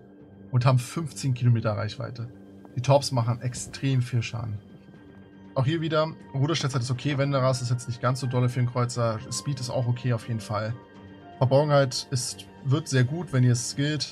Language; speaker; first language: German; native; German